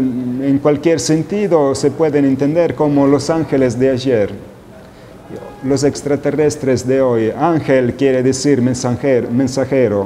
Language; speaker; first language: Spanish; non-native, fluent; Italian